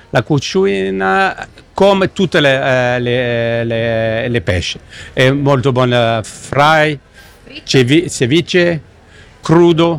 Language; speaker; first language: Italian; non-native, learner; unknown